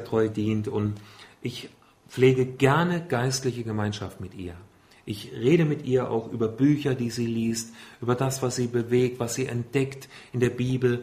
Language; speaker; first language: German; native; German